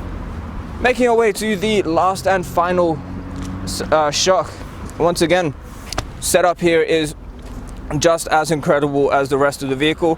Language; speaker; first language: English; native; English